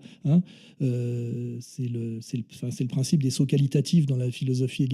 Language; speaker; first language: French; native; French